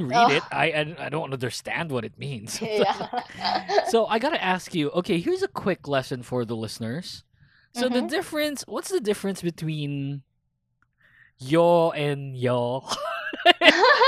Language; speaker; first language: English; non-native, local second language; Filipino